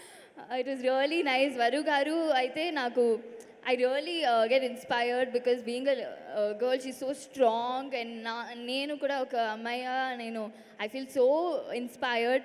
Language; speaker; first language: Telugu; non-native, learner; Tamil